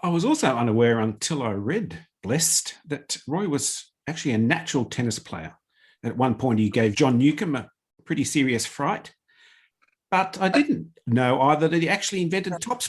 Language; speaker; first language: English; native; English